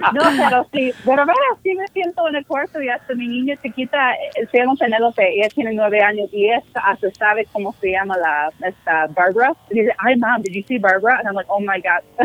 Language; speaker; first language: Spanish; non-native, fluent; English